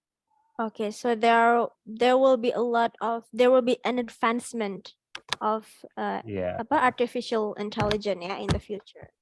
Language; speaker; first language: English; non-native, fluent; Indonesian